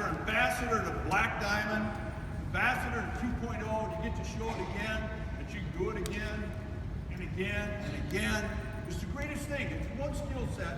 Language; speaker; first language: English; native; English